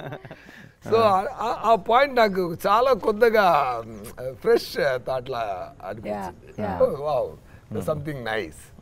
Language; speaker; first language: Telugu; non-native, fluent; Tamil